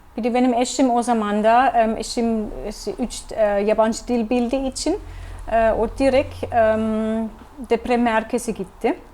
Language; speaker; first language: Turkish; non-native, fluent; German